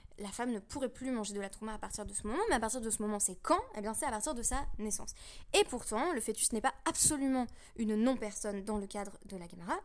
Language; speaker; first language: French; native; French